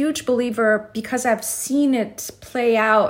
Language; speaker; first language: English; non-native, fluent; Persian